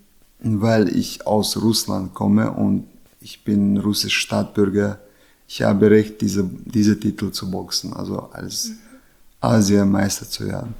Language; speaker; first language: German; non-native, learner; Chechen